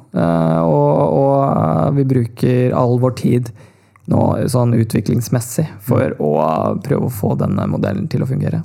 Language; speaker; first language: Norwegian; early bilingual, other home language; Tamil